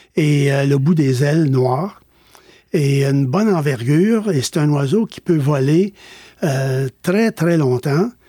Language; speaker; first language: French; native; French